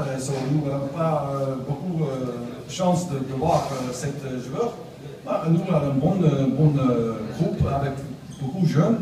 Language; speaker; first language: French; non-native, learner; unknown